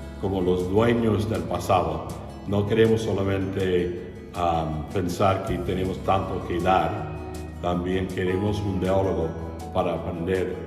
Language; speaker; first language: Spanish; non-native, fluent; English